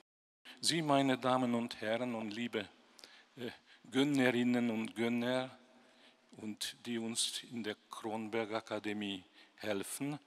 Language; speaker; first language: German; non-native, fluent; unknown